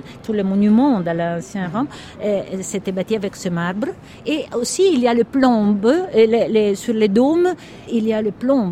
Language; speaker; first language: French; non-native, fluent; Italian